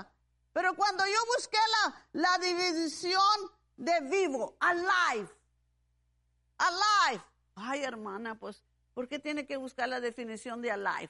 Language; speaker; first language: Spanish; early bilingual, heritage; Spanish